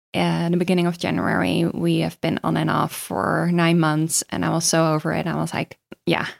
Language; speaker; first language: English; non-native, fluent; Dutch